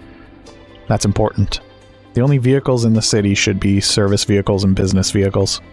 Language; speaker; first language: English; native; English